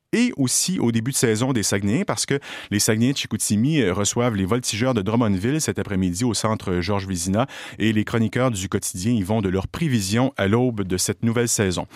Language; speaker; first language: French; native; French